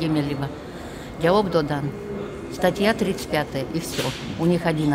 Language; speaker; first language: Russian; non-native, local second language; Tajik